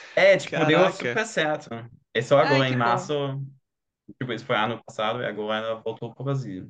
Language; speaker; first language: Portuguese; non-native, fluent; German